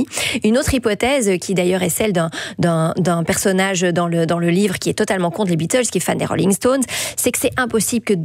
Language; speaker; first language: French; native; French